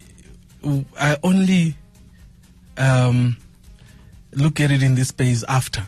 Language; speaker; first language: English; non-native, local second language; Venda